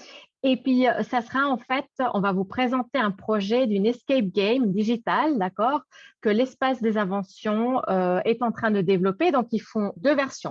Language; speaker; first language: French; native; French